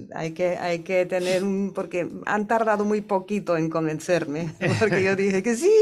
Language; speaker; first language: Spanish; non-native, fluent; German